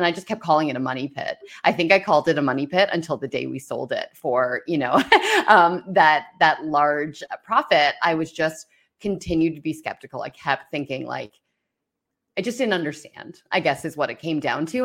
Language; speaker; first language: English; native; English